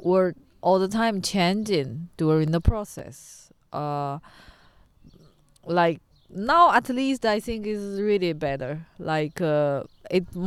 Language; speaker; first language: English; non-native, learner; Chinese